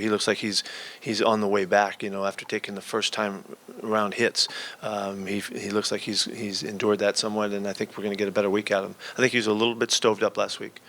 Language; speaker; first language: English; native; English